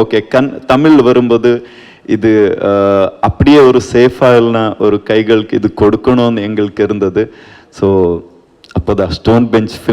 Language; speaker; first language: Tamil; non-native, learner; Kannada